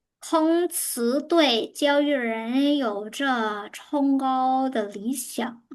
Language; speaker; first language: Chinese; non-native, fluent; Khmer